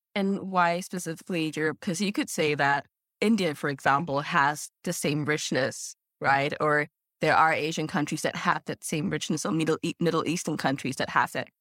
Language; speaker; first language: English; native; English